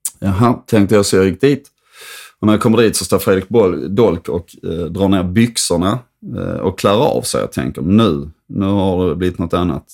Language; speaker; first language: Swedish; native; Swedish